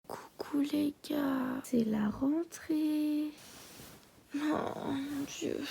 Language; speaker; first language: French; native; French